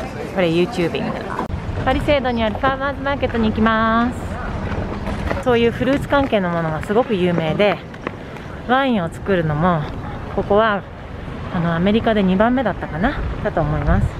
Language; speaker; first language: Japanese; native; Japanese